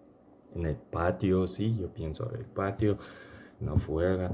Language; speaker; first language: Spanish; non-native, learner; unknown